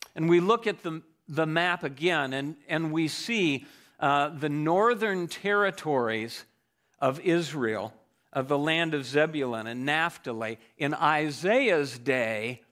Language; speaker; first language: English; native; English